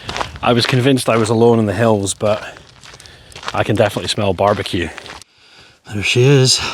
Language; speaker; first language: English; native; English